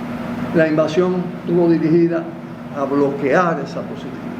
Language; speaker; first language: Spanish; native; Spanish